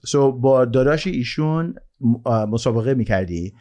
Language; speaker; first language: Persian; early bilingual, heritage; Persian